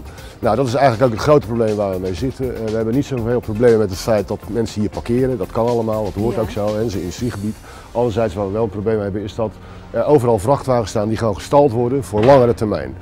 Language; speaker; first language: Dutch; native; Dutch